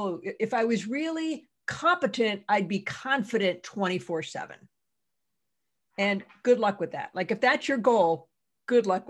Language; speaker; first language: English; native; English